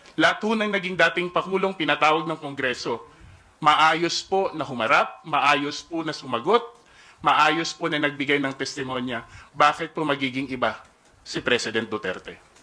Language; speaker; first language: Filipino; native; Filipino